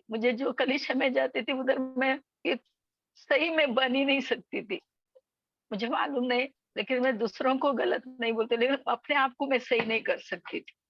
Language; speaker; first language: Hindi; non-native, local second language; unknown